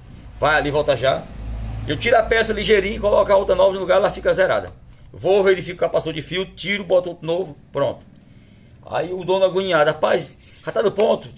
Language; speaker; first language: Portuguese; native; Portuguese